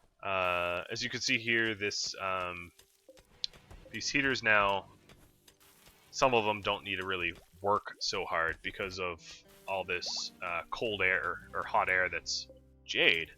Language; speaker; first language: English; native; English